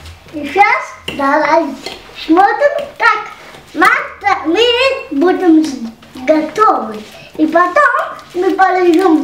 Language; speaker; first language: Russian; early bilingual, heritage; Russian